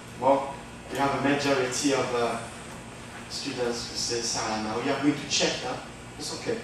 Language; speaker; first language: English; non-native, fluent; French